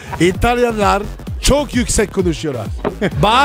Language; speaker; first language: Turkish; non-native, learner; French